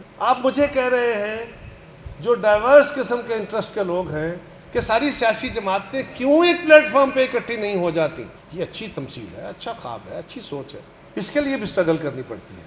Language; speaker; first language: Urdu; non-native, local second language; Punjabi